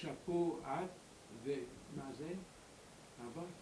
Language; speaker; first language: Hebrew; non-native, learner; German